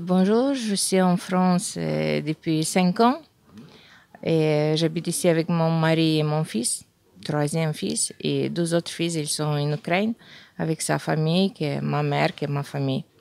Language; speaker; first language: French; non-native, fluent; Ukrainian